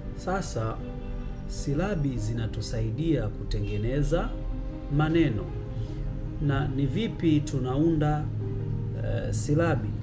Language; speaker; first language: Swahili; native; Swahili